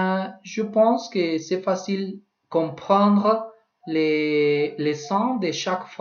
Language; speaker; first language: French; non-native, learner; Spanish